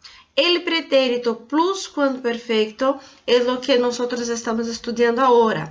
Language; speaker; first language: Spanish; non-native, fluent; Portuguese